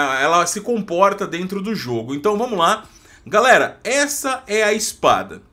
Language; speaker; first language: Portuguese; native; Portuguese